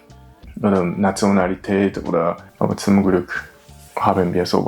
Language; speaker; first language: German; non-native, learner; Japanese